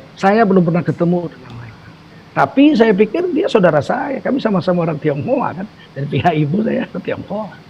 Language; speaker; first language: Indonesian; native; Indonesian